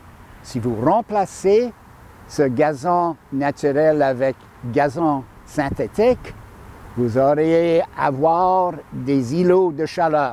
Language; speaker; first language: French; non-native, fluent; English